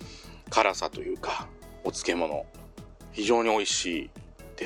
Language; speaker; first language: Japanese; native; Japanese